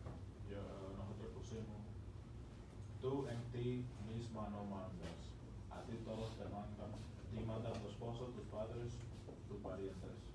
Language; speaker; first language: Spanish; early bilingual, other home language; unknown